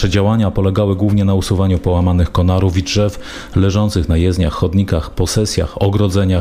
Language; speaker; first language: Polish; native; Polish